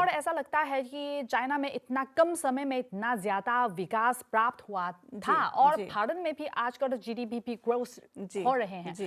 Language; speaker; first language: Hindi; non-native, fluent; Chinese